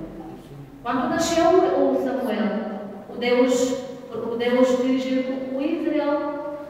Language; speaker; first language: Portuguese; non-native, learner; Bulgarian